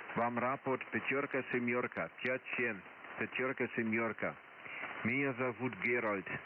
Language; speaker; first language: Russian; non-native, learner; Dutch